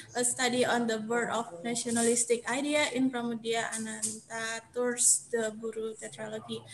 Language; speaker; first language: English; non-native, fluent; Indonesian